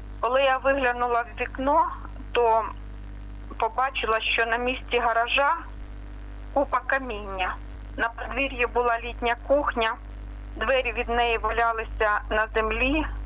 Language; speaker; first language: Ukrainian; non-native, local second language; Russian